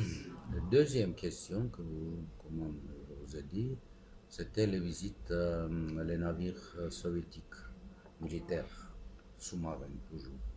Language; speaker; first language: French; non-native, fluent; Armenian